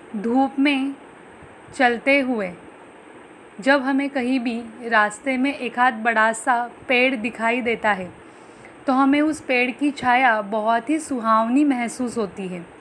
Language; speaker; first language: Hindi; non-native, local second language; Marathi